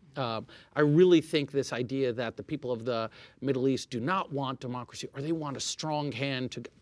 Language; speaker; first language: English; non-native, fluent; Arabic